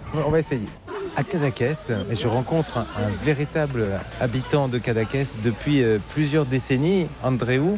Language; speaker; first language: French; native; French